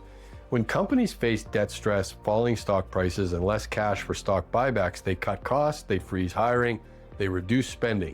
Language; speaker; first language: English; native; English